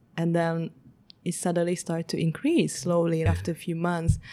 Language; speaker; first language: English; early bilingual, heritage; Hungarian